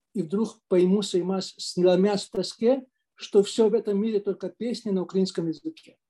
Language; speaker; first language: Ukrainian; native; Ukrainian